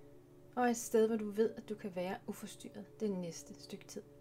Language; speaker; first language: Danish; native; Danish